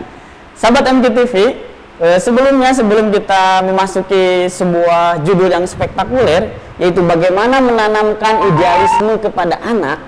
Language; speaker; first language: Indonesian; native; Indonesian